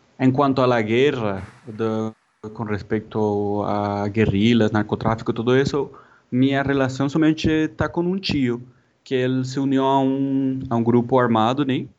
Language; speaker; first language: Portuguese; non-native, fluent; Spanish